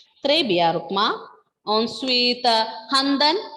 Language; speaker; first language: French; non-native, fluent; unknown